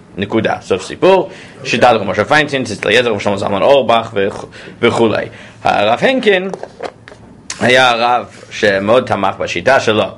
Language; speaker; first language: Hebrew; non-native, fluent; English